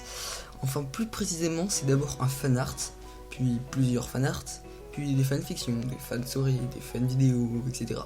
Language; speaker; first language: French; native; French